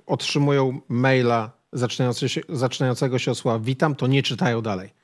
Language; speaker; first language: Polish; native; Polish